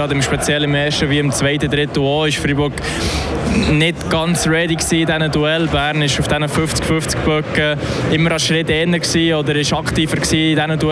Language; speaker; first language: German; native; German